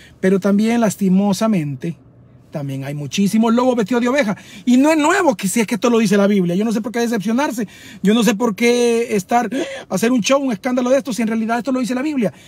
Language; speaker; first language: Spanish; native; Spanish